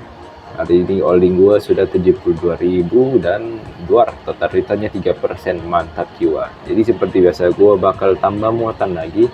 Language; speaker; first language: Indonesian; native; Indonesian